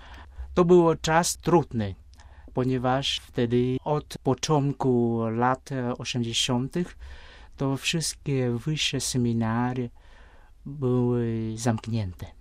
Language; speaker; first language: Polish; non-native, fluent; Vietnamese